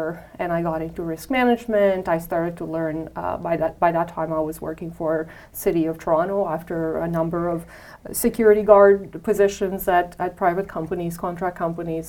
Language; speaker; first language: English; non-native, fluent; Romanian